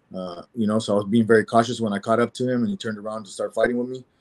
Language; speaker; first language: English; native; English